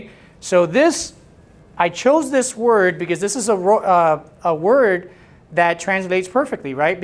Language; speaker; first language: English; non-native, local second language; Spanish